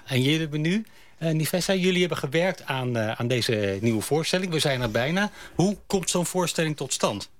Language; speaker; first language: Dutch; native; Dutch